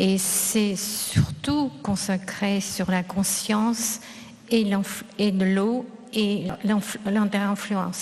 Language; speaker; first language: French; non-native, fluent; Russian